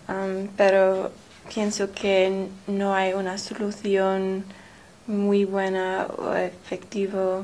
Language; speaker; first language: Spanish; non-native, learner; English